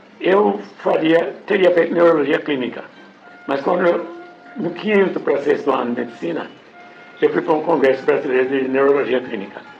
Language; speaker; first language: Portuguese; non-native, fluent; English